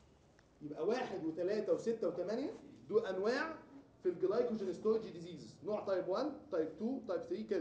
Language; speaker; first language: Arabic; native; Arabic